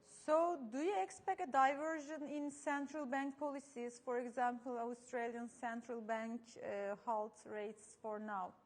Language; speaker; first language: English; non-native, fluent; Turkish